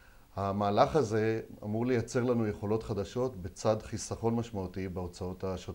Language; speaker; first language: Hebrew; native; Hebrew